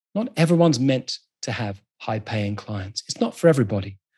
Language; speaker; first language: English; native; English